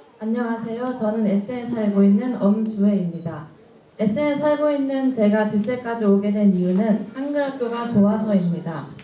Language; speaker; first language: Korean; early bilingual, heritage; Korean